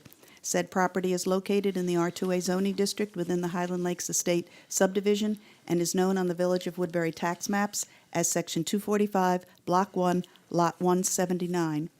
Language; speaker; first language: English; native; English